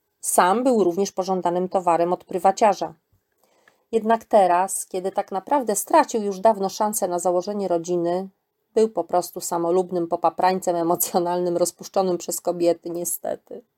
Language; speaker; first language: Polish; native; Polish